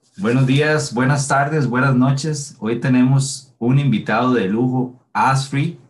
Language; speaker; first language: Spanish; native; Spanish